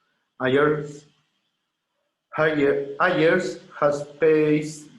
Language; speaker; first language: English; non-native, learner; Spanish